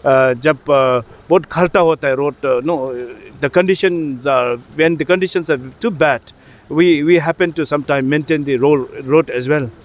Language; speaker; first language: Hindi; non-native, fluent; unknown